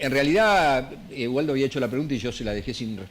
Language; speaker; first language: Spanish; native; Spanish